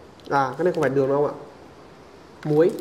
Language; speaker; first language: Vietnamese; native; Vietnamese